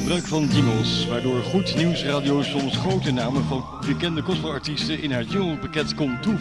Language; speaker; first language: Dutch; native; Dutch